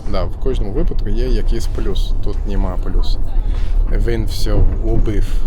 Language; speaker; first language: Ukrainian; non-native, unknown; Turkish